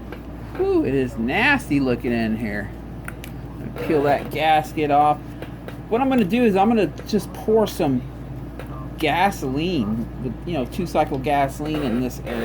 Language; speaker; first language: English; native; English